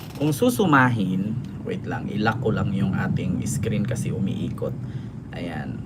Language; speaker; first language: Filipino; native; Filipino